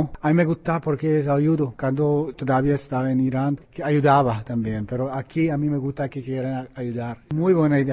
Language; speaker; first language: Spanish; non-native, learner; Persian